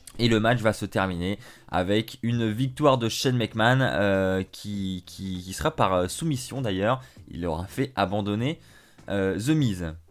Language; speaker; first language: French; native; French